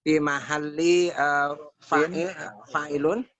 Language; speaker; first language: Arabic; non-native, learner; Indonesian